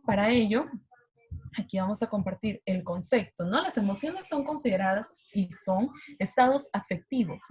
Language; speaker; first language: Spanish; native; Spanish